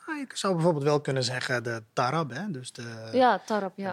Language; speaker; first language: Dutch; non-native, fluent; Arabic